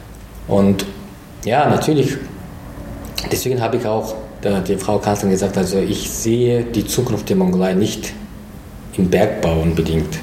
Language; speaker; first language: German; non-native, fluent; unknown